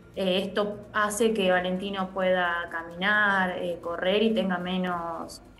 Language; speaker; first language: Spanish; native; Spanish